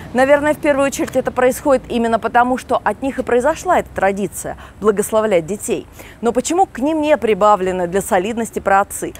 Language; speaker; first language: Russian; native; Russian